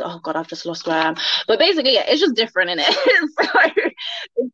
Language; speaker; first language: English; native; English